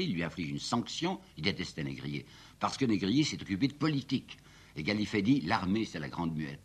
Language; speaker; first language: French; native; French